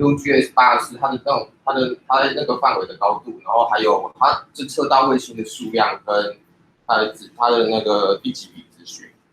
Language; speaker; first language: Chinese; native; Chinese